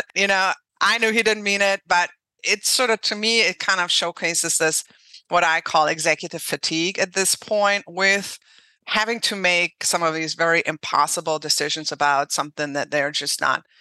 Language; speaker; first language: English; non-native, fluent; German